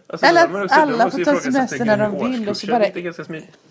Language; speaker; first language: Swedish; native; Swedish